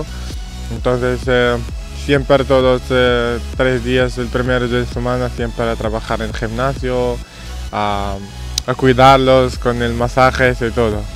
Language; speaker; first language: Spanish; non-native, fluent; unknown